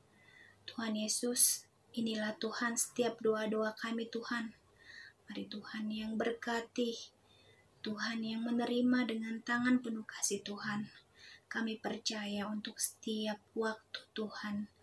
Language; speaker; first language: Indonesian; native; Indonesian